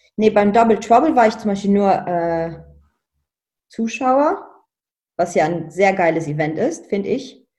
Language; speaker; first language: German; non-native, local second language; Luxembourgish